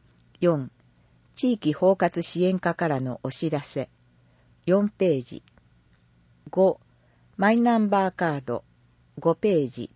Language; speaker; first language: Japanese; native; Japanese